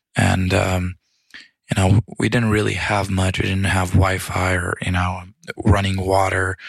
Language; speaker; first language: English; early bilingual, other home language; Romanian